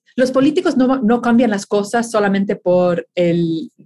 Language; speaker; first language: Spanish; early bilingual, heritage; Spanish